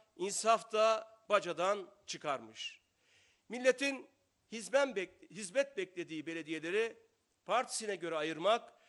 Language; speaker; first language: Turkish; native; Turkish